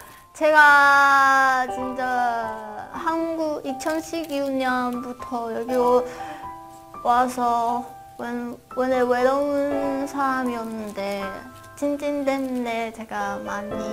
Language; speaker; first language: Korean; non-native, local second language; Chinese